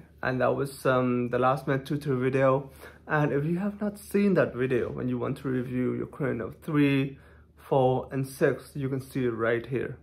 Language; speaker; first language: English; non-native, fluent; Thai